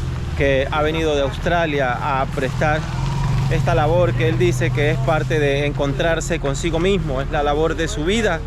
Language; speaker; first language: Spanish; native; Spanish